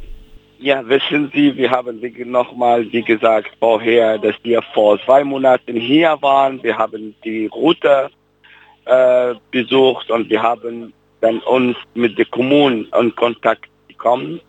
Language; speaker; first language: German; non-native, fluent; Arabic